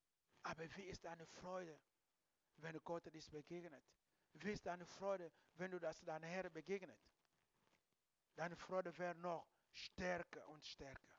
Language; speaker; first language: German; non-native, learner; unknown